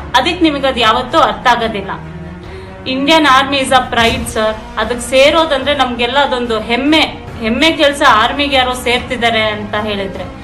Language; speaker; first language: Kannada; non-native, local second language; Kodava